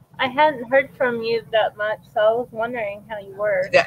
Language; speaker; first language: English; native; English